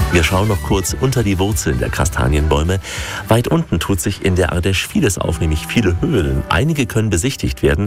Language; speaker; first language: German; native; German